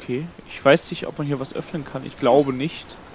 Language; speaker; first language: German; native; German